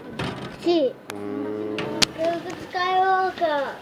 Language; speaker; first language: Spanish; early bilingual, heritage; Spanish